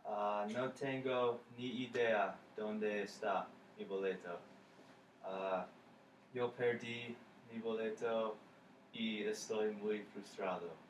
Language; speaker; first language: Spanish; non-native, learner; English